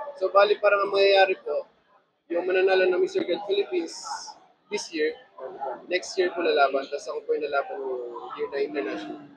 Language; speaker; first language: Filipino; native; Filipino